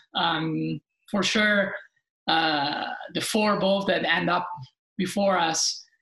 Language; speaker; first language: English; non-native, fluent; Italian